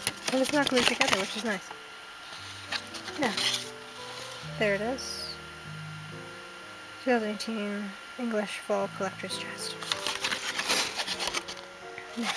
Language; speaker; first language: English; native; English